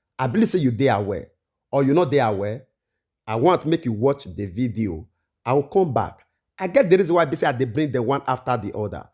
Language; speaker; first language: Nigerian Pidgin; native; Nigerian Pidgin